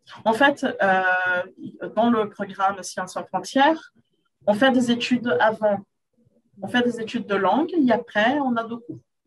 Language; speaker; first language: French; non-native, fluent; Portuguese